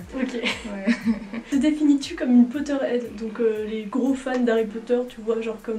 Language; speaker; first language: French; native; French